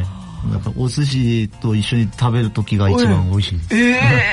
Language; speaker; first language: Japanese; non-native, learner; Korean